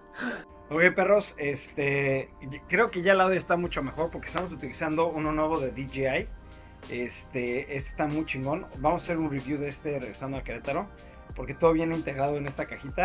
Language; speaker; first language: Spanish; native; Spanish